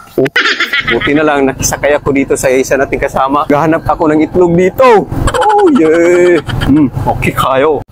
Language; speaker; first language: Filipino; non-native, local second language; Cebuano